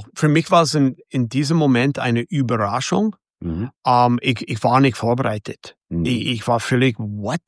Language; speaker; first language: German; non-native, fluent; English